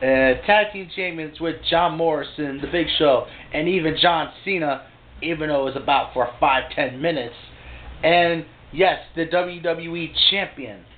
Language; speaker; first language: English; native; English